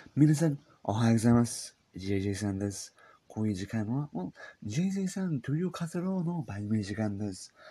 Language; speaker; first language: Japanese; non-native, learner; English